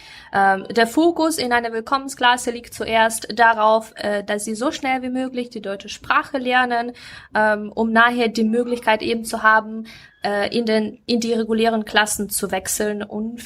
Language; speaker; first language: German; non-native, fluent; Ukrainian